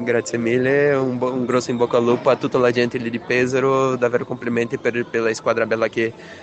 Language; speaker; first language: Italian; non-native, fluent; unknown